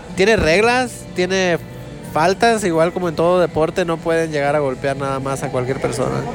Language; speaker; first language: Spanish; native; Spanish